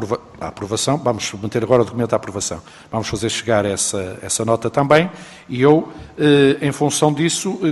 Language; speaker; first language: Portuguese; native; Portuguese